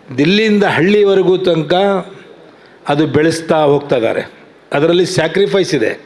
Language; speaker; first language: Kannada; non-native, local second language; Urdu